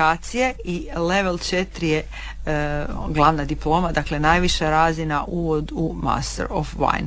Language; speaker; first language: Serbian; native; Serbian